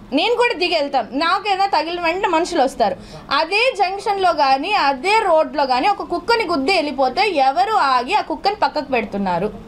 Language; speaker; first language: Telugu; native; Telugu